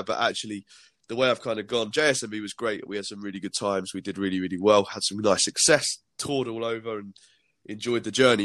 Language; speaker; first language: English; native; English